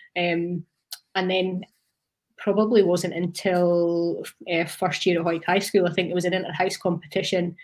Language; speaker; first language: English; native; English